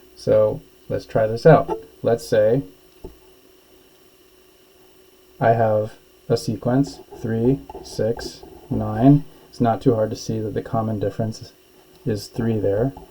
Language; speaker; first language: English; native; English